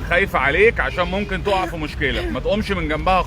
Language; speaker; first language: Arabic; native; Arabic